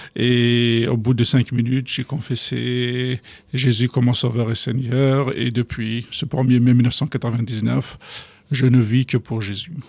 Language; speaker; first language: French; non-native, local second language; Kabyle